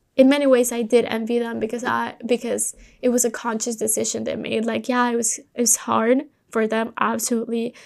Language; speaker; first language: English; early bilingual, other home language; Spanish